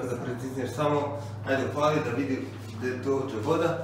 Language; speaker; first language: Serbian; early bilingual, heritage; Serbian